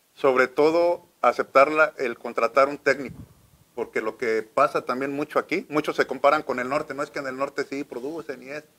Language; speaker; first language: Spanish; native; Spanish